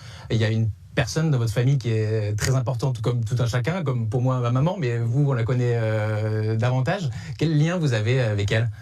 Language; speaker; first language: French; native; French